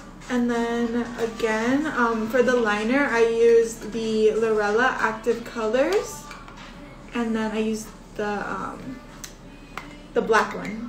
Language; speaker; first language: English; native; English